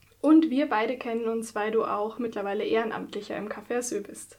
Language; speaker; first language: German; native; German